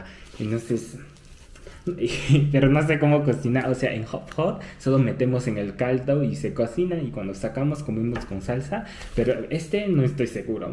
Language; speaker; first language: Spanish; non-native, fluent; Chinese